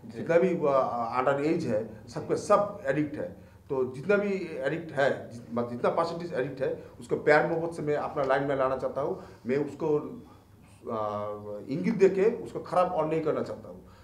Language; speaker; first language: Hindi; non-native, local second language; Bangla